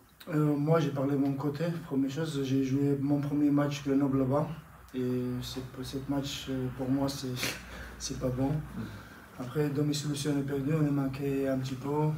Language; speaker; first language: French; non-native, learner; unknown